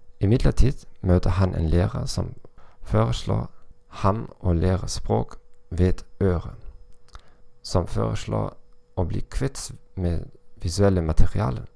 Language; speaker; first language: Norwegian; non-native, learner; German